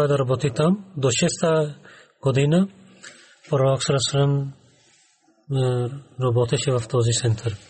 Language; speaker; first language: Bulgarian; non-native, learner; Urdu